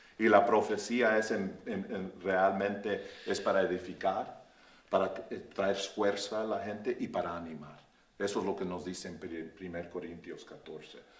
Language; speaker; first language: Spanish; early bilingual, heritage; Spanish